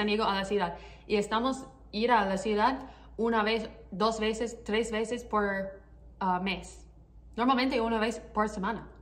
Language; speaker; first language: Spanish; non-native, learner; English